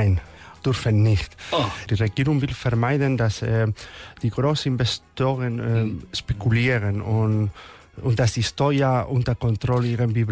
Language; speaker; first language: German; non-native, fluent; Spanish